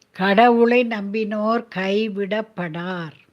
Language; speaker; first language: Tamil; native; Tamil